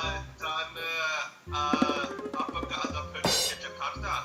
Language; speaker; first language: Indonesian; non-native, learner; English